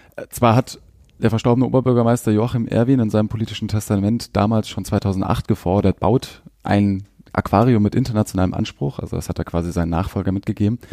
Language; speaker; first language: German; native; German